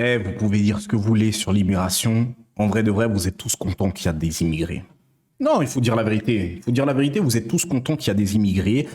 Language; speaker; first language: French; native; French